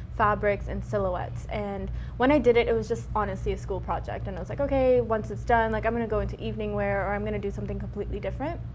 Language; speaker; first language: English; native; English